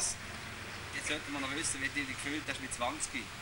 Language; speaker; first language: German; native; German